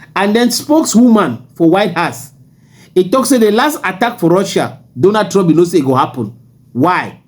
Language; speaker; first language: Nigerian Pidgin; native; Nigerian Pidgin